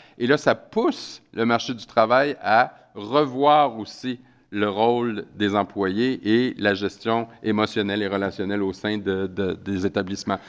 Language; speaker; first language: French; native; French